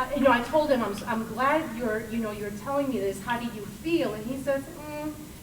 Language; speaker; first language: English; early bilingual, other home language; Spanish